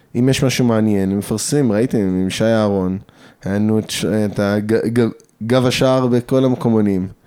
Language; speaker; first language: Hebrew; early bilingual, other home language; English